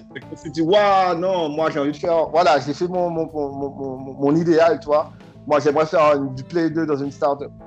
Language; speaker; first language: French; native; French